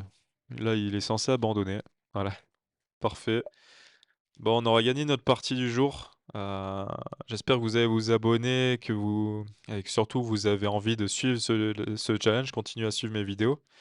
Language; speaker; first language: French; native; French